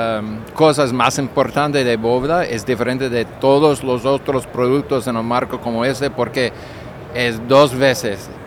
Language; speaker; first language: Spanish; non-native, learner; English